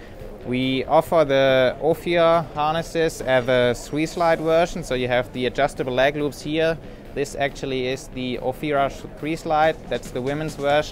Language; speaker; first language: English; non-native, fluent; German